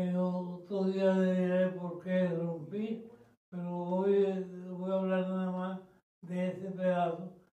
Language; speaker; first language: Spanish; native; Spanish